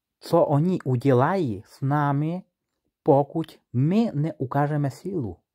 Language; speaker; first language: Czech; non-native, fluent; Ukrainian